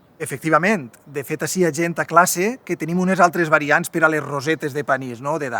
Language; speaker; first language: Catalan; native; Catalan